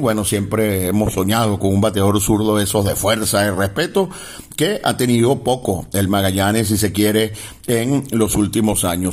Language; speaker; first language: Spanish; native; Spanish